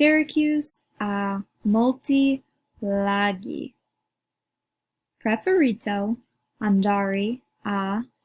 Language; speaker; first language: Italian; non-native, learner; English